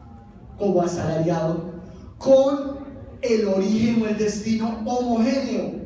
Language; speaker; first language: Spanish; native; Spanish